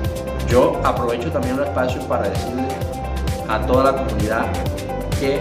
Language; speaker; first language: Spanish; native; Spanish